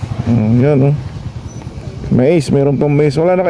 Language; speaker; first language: Filipino; native; Filipino